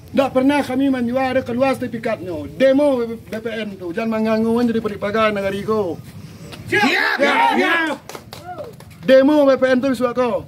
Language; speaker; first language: Indonesian; non-native, local second language; Minangkabau